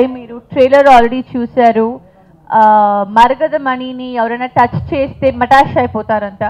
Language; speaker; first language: Telugu; non-native, fluent; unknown